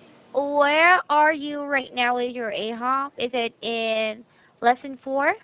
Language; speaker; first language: English; non-native, fluent; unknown